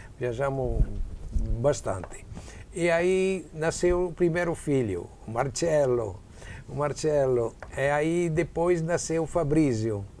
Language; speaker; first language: Portuguese; non-native, fluent; Italian